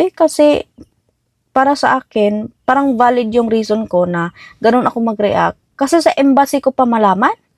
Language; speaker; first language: Filipino; non-native, local second language; Cebuano